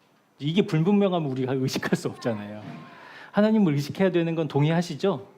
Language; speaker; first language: Korean; native; Korean